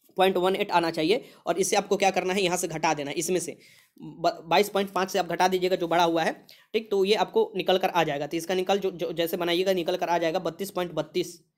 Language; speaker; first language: Hindi; native; Hindi